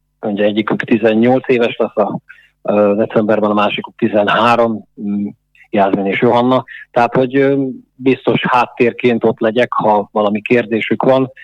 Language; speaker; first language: Hungarian; native; Hungarian